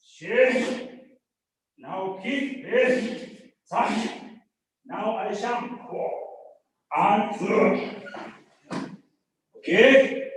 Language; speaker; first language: English; non-native, learner; Spanish